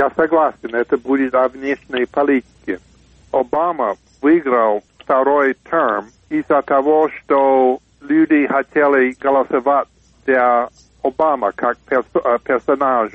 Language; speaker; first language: Russian; non-native, fluent; English